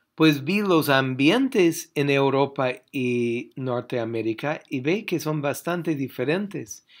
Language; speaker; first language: Spanish; non-native, fluent; English